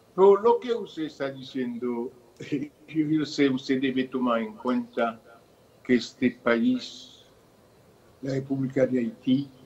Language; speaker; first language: Spanish; non-native, fluent; Haitian Creole